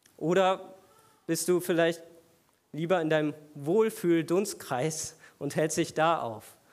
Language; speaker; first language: German; native; German